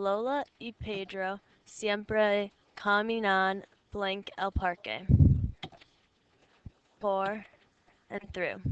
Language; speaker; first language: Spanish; non-native, learner; English